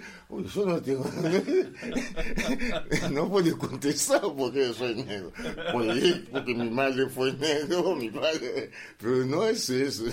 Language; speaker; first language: Spanish; non-native, learner; Lingala